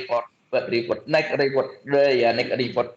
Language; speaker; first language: English; non-native, learner; Indonesian